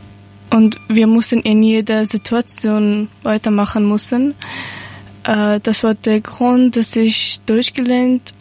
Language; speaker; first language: German; non-native, learner; Persian